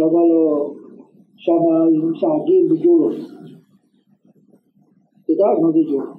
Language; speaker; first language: Hebrew; non-native, fluent; Arabic